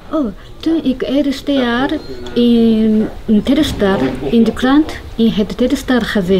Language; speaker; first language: Dutch; non-native, learner; Japanese